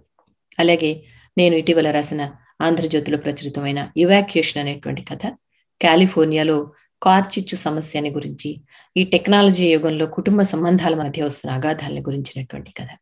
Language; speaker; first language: Telugu; native; Telugu